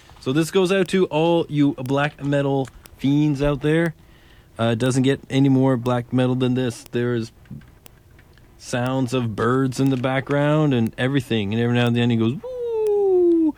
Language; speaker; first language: English; native; English